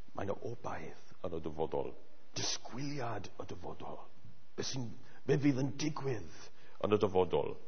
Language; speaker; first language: Welsh; non-native, fluent; English